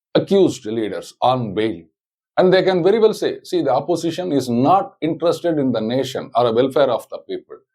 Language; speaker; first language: English; non-native, local second language; Tamil